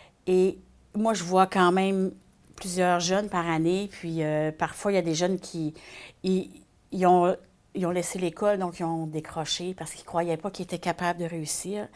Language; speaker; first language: French; native; French